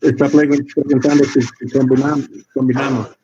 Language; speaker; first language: Spanish; non-native, fluent; English